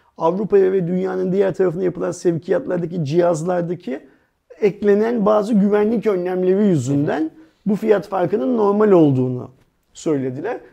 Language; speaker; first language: Turkish; native; Turkish